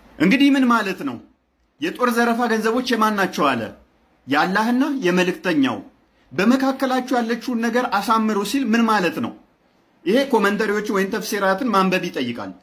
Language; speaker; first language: Amharic; non-native, local second language; Oromo